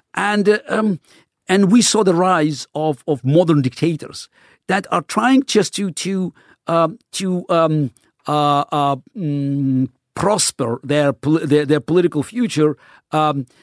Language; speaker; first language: English; non-native, fluent; Russian